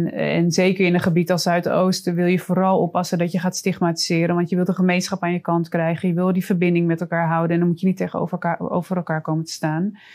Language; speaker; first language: Dutch; native; Dutch